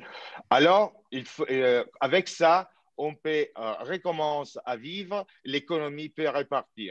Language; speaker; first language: French; non-native, fluent; Italian